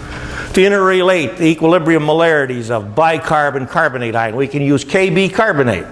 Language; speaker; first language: English; native; English